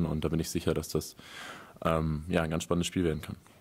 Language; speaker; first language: German; native; German